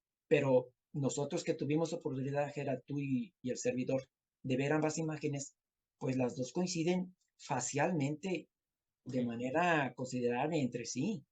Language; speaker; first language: Spanish; native; Spanish